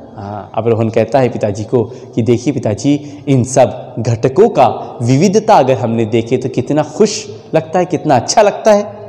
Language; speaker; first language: Hindi; non-native, local second language; Marathi